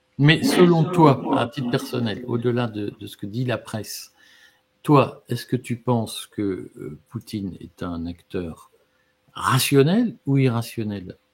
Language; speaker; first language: French; native; French